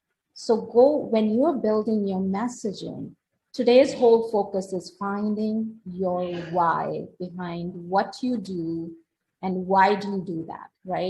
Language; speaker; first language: English; non-native, local second language; Hindi